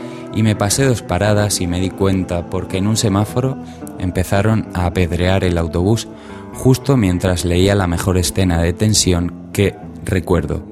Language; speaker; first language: Spanish; native; Spanish